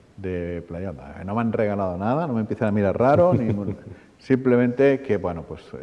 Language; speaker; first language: Spanish; native; Spanish